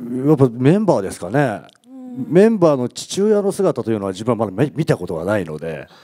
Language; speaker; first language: Japanese; native; Japanese